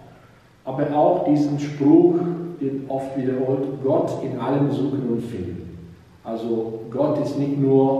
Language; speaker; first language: German; non-native, fluent; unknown